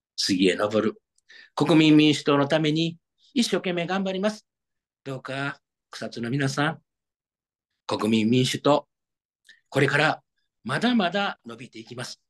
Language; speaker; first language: Japanese; native; Japanese